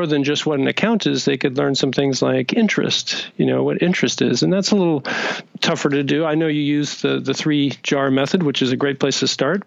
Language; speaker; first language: English; native; English